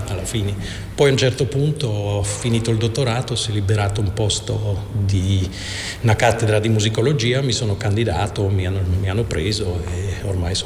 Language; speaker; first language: Italian; non-native, fluent; Dutch